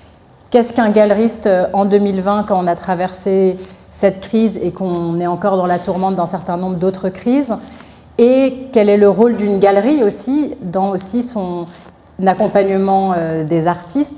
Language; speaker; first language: French; native; French